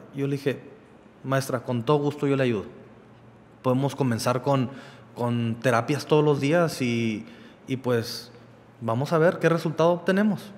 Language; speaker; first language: Spanish; early bilingual, heritage; Spanish